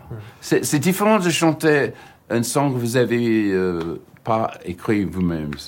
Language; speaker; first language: French; non-native, fluent; English